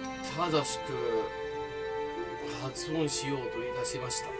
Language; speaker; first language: Japanese; non-native, fluent; English